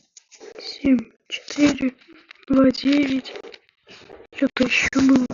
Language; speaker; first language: Russian; native; Russian